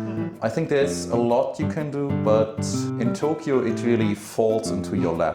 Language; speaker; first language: English; non-native, fluent; German